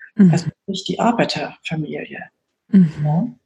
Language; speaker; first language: German; native; German